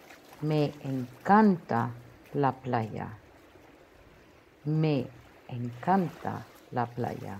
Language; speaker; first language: Spanish; non-native, fluent; German